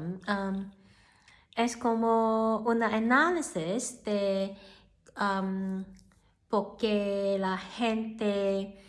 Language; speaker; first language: Spanish; non-native, learner; Cantonese